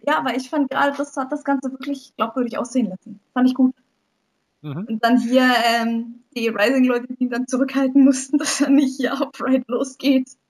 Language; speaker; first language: German; native; German